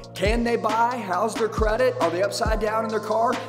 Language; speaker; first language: English; native; English